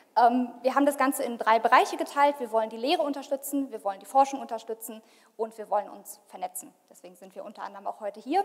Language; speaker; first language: German; native; German